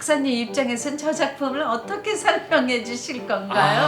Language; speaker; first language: Korean; native; Korean